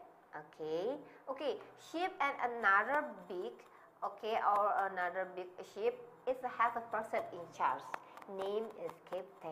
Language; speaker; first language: English; non-native, learner; Indonesian